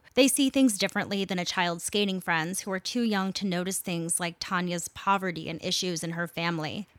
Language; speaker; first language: English; native; English